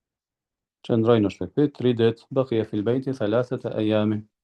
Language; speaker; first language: Arabic; non-native, fluent; Albanian